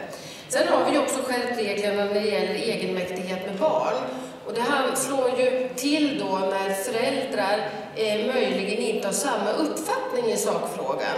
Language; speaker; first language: Swedish; native; Swedish